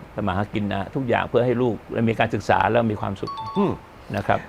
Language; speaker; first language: Thai; native; Thai